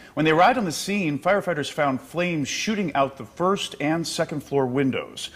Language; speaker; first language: English; native; English